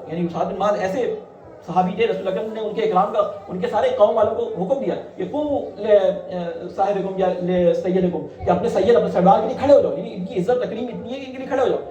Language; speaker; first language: Urdu; native; Urdu